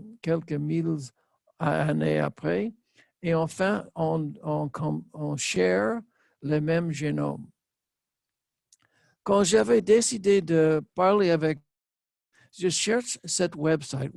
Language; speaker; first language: French; non-native, learner; English